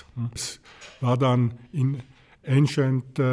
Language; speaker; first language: German; native; German